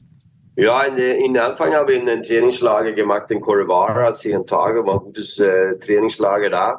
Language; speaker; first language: German; non-native, learner; Swedish